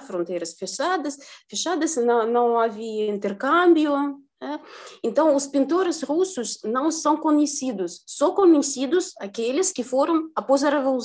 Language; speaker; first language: Portuguese; non-native, fluent; Russian